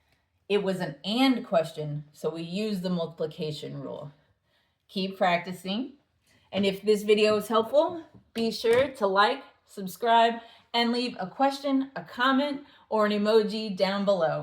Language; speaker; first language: English; native; English